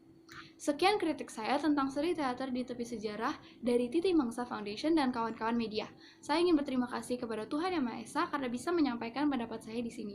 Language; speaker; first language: Indonesian; native; Indonesian